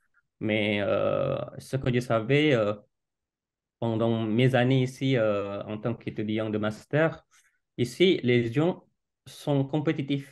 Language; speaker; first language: French; non-native, fluent; Indonesian